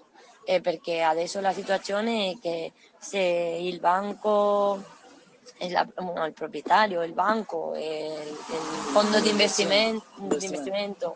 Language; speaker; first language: Italian; non-native, learner; Spanish